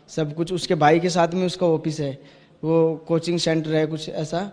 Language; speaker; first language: Hindi; native; Hindi